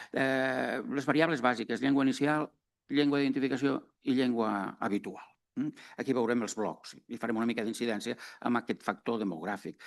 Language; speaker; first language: Catalan; native; Catalan